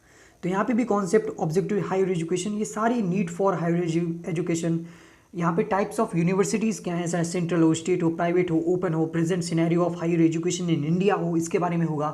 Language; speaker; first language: Hindi; native; Hindi